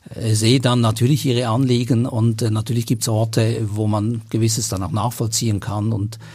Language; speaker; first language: German; native; German